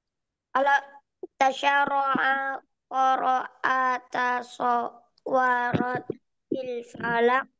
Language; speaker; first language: Arabic; non-native, learner; Indonesian